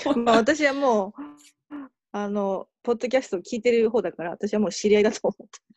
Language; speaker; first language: Japanese; native; Japanese